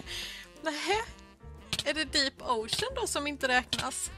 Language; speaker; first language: Swedish; native; Swedish